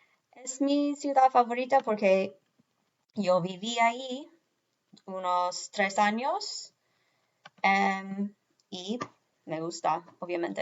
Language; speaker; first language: Spanish; non-native, fluent; English